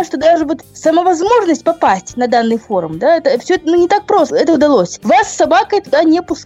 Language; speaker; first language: Russian; native; Russian